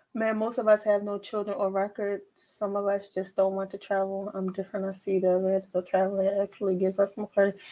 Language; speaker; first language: English; native; English